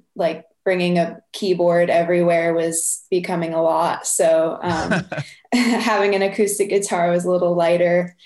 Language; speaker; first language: English; native; English